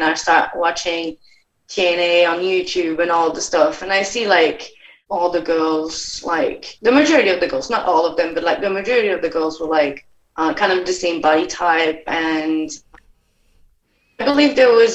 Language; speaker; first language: English; non-native, fluent; French